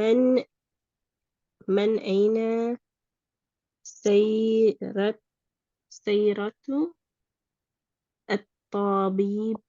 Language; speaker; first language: Arabic; non-native, learner; English